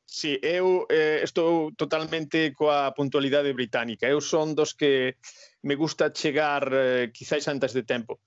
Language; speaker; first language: Galician; native; Galician